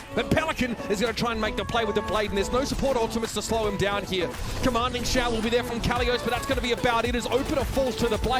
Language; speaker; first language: English; native; English